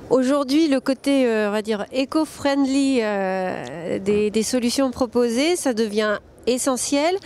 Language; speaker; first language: French; native; French